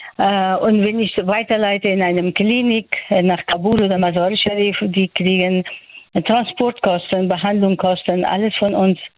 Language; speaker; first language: German; non-native, fluent; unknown